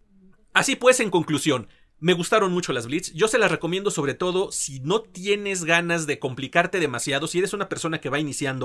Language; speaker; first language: Spanish; native; Spanish